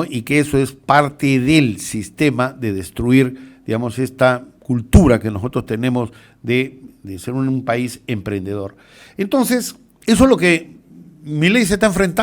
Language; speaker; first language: Spanish; native; Spanish